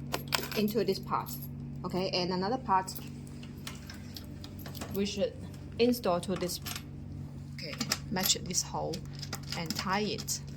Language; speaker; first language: English; non-native, learner; Chinese